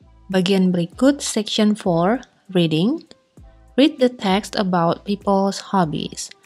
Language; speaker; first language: English; non-native, fluent; Indonesian